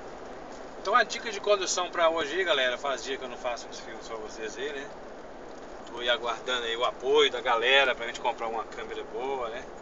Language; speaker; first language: Portuguese; native; Portuguese